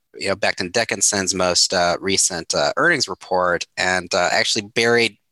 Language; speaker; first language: English; native; English